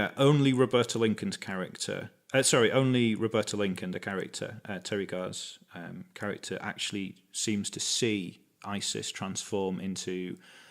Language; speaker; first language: English; native; English